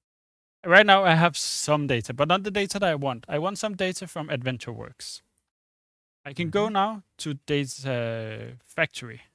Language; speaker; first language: English; non-native, fluent; Danish